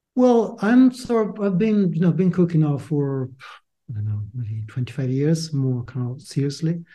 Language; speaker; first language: English; non-native, fluent; Italian